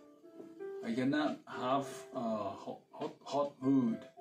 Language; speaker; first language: English; non-native, learner; Thai